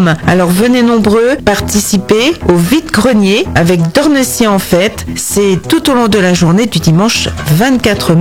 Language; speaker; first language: French; native; French